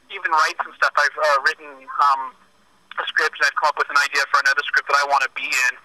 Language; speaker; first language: English; native; English